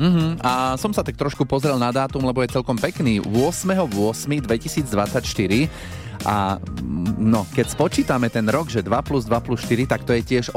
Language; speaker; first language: Slovak; native; Slovak